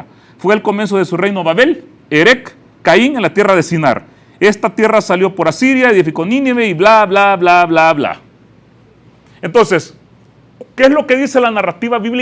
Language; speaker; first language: Spanish; native; Spanish